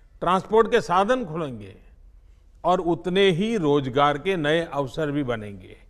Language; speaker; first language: Hindi; non-native, local second language; Gujarati